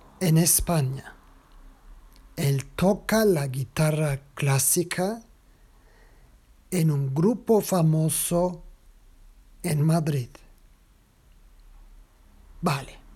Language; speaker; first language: Spanish; non-native, fluent; Turkish